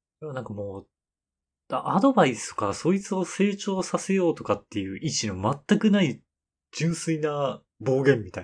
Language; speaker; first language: Japanese; native; Japanese